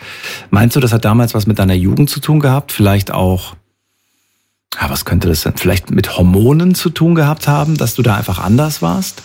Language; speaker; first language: German; native; German